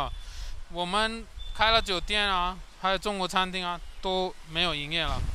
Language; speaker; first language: Chinese; non-native, learner; Hindi